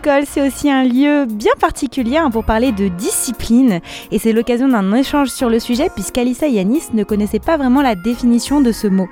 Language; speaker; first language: French; native; French